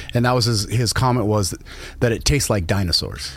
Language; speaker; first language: English; native; English